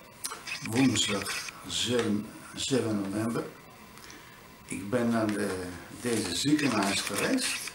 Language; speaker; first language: Dutch; non-native, fluent; Italian